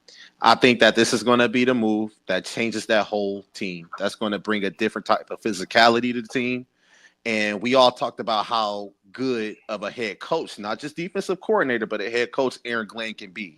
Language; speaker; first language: English; native; English